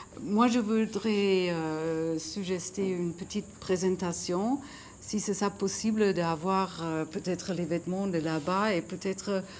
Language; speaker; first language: French; non-native, learner; German